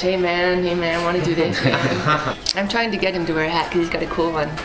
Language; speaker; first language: English; native; English